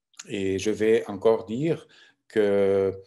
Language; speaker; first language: French; non-native, local second language; German